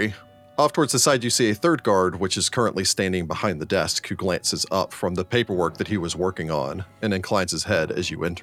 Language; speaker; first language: English; native; English